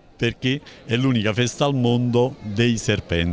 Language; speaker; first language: Italian; native; Italian